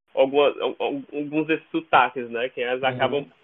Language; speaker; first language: Portuguese; native; Portuguese